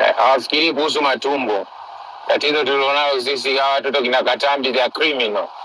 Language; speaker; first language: Swahili; non-native, local second language; Sukuma